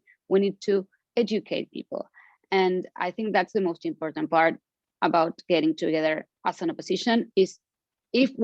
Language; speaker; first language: English; non-native, fluent; Spanish